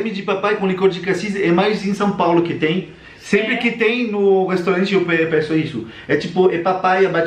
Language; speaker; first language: Portuguese; non-native, fluent; French